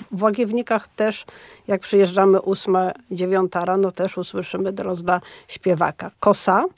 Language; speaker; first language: Polish; native; Polish